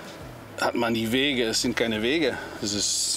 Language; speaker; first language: German; non-native, learner; Dutch